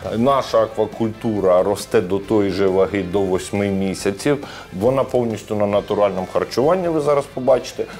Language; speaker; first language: Ukrainian; native; Ukrainian